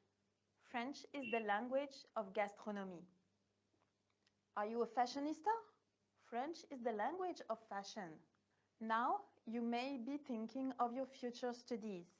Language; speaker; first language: English; non-native, fluent; French